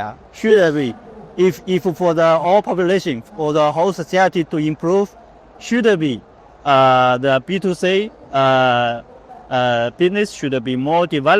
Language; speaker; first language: English; non-native, fluent; Chinese